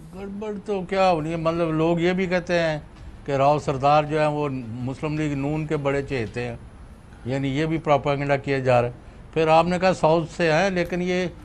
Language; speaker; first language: Urdu; non-native, local second language; Punjabi